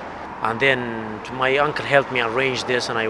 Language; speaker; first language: English; non-native, fluent; Arabic